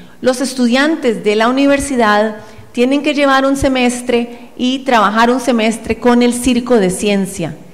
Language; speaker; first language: Spanish; native; Spanish